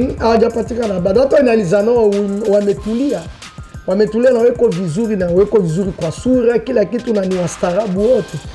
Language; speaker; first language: Swahili; non-native, local second language; French